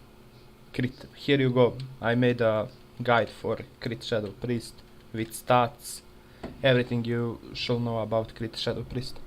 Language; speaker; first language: English; non-native, fluent; Serbian